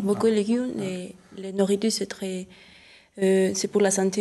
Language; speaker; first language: French; non-native, learner; Spanish